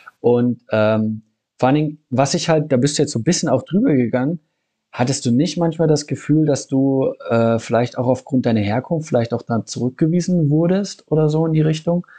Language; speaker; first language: German; native; German